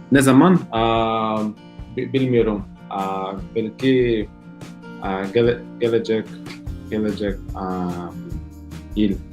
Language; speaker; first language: Turkish; non-native, learner; Portuguese